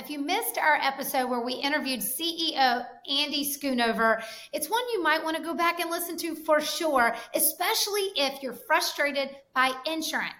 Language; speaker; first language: English; native; English